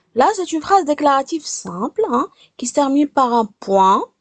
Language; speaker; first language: French; non-native, local second language; Arabic